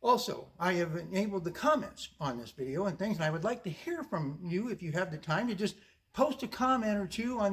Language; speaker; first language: English; native; English